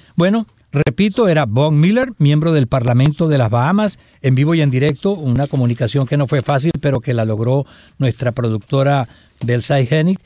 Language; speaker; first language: Spanish; native; Spanish